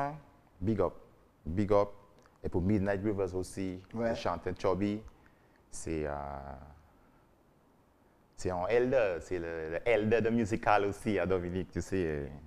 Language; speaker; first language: French; non-native, learner; English